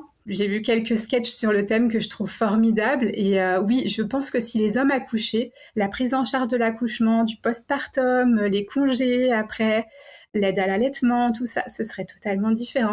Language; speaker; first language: French; native; French